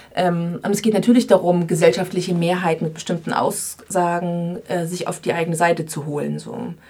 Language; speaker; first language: German; native; German